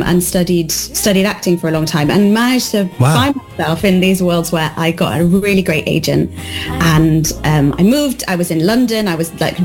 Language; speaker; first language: English; native; English